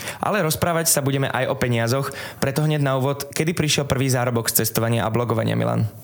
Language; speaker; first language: Slovak; native; Slovak